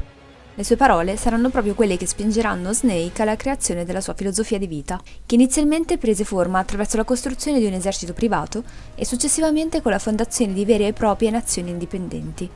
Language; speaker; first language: Italian; native; Italian